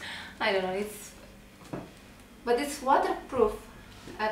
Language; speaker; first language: English; non-native, fluent; Indonesian